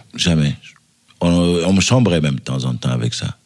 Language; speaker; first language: French; early bilingual, other home language; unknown